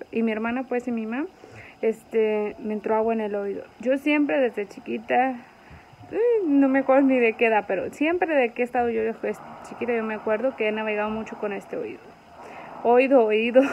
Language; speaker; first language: Spanish; native; Spanish